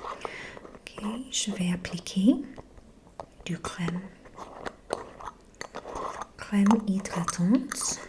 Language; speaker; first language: French; non-native, fluent; English